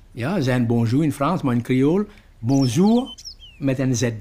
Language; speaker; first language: Dutch; non-native, learner; Morisyen